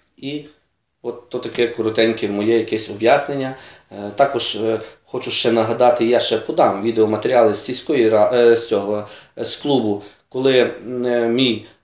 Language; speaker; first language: Ukrainian; native; Ukrainian